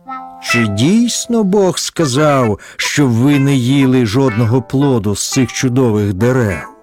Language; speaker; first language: Ukrainian; native; Ukrainian